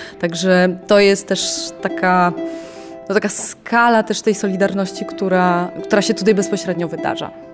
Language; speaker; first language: Polish; native; Polish